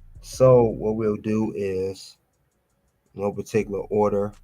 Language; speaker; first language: English; native; English